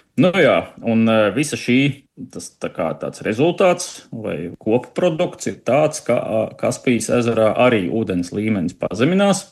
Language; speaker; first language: Latvian; native; Latvian